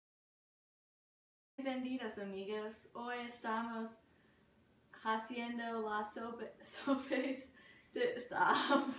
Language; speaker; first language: Spanish; non-native, learner; English